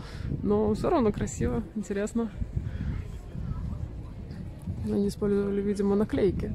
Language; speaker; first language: Russian; native; Russian